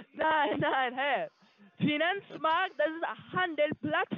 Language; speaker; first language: German; non-native, learner; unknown